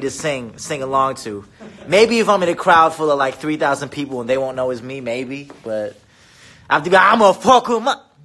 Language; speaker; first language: English; early bilingual, other home language; Korean